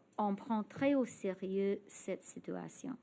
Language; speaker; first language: French; non-native, fluent; English